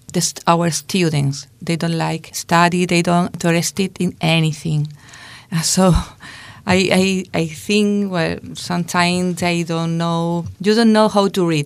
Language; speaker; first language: English; non-native, learner; Spanish